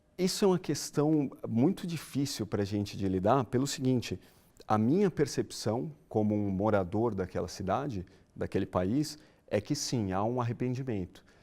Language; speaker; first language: Portuguese; native; Portuguese